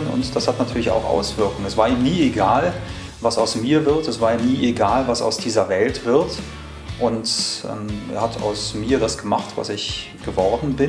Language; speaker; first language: German; native; German